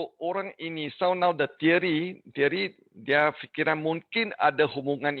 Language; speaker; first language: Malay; non-native, learner; English